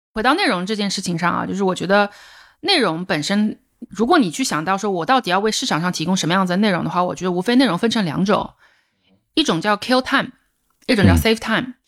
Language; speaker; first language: Chinese; native; Chinese